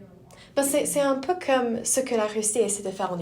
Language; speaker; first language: French; non-native, learner; English